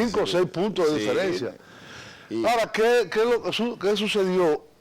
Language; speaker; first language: Spanish; native; Spanish